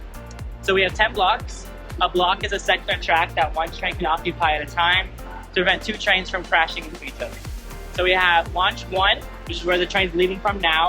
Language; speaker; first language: English; native; English